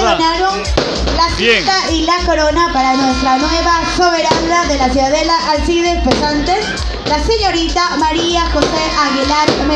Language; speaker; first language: Spanish; native; Spanish